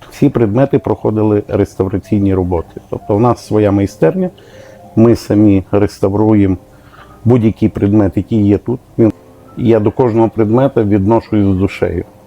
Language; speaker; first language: Ukrainian; native; Ukrainian